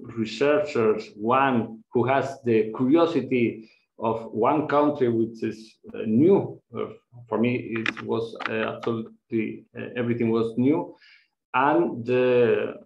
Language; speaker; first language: English; non-native, fluent; Spanish